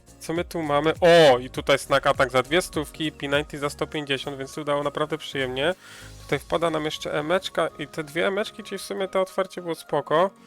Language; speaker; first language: Polish; native; Polish